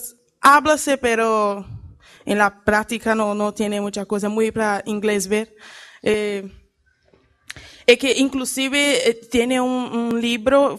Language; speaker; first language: Spanish; non-native, learner; Portuguese